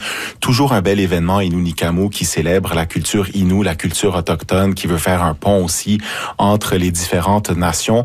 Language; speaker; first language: French; native; French